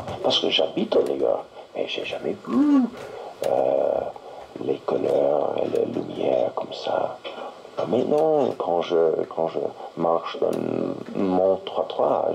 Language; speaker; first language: French; non-native, learner; English